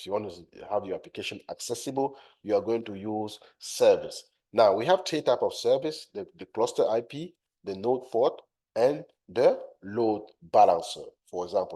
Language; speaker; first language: English; non-native, fluent; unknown